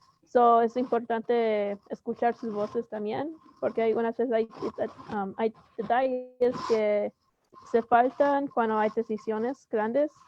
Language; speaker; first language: Spanish; early bilingual, heritage; Spanish